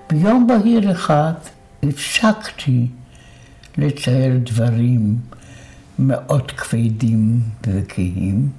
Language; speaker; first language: Hebrew; non-native, fluent; Polish